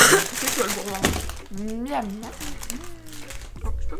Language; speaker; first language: French; native; French